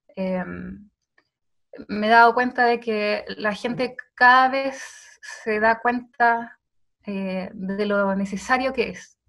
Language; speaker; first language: Spanish; native; Spanish